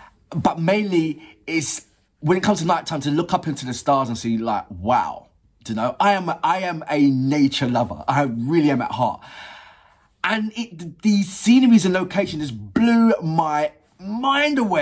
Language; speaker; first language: English; native; English